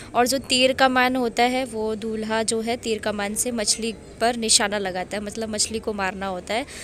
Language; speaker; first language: Hindi; native; Hindi